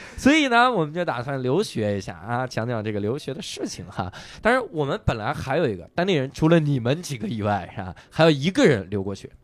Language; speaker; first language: Chinese; native; Chinese